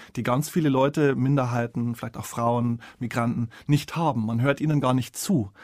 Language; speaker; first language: German; native; German